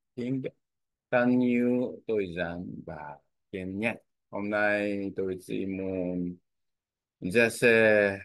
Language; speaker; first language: Vietnamese; non-native, learner; Korean